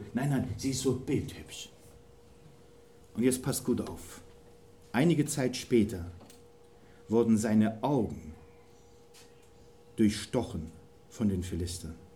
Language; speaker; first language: German; native; German